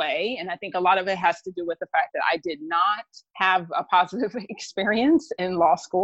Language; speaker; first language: English; native; English